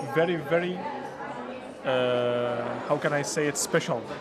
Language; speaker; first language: English; non-native, fluent; Adyghe